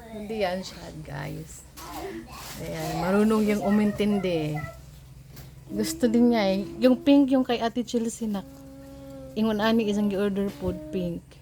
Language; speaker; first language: Filipino; non-native, local second language; Cebuano